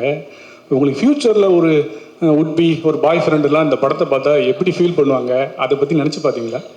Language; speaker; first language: Tamil; native; Tamil